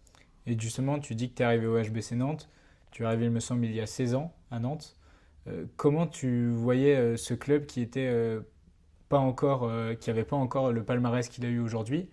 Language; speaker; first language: French; native; French